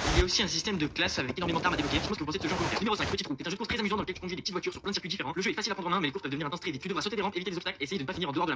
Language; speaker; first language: French; native; French